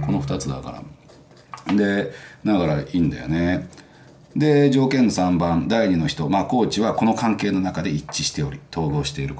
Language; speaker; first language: Japanese; native; Japanese